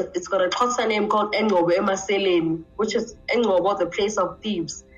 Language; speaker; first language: English; non-native, local second language; Xhosa